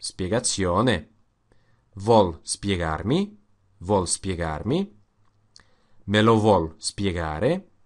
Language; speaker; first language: Italian; non-native, learner; Russian